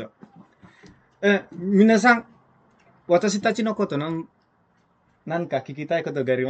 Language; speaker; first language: Japanese; non-native, fluent; Indonesian